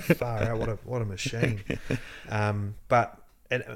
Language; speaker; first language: English; native; English